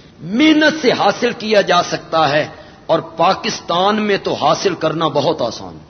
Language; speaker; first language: Urdu; non-native, local second language; Punjabi